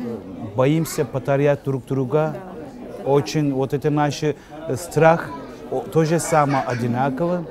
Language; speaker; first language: Russian; non-native, learner; Turkish